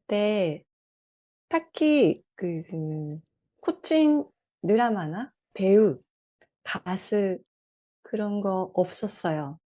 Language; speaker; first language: Korean; non-native, fluent; Japanese